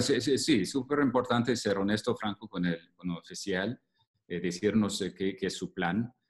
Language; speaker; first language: Spanish; non-native, fluent; English